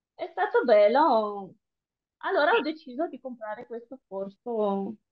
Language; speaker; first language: Italian; non-native, fluent; Romanian